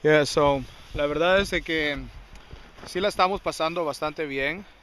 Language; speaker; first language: Spanish; early bilingual, heritage; Spanish